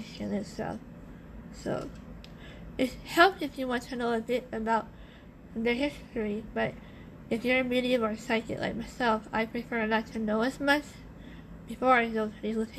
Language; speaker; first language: English; native; English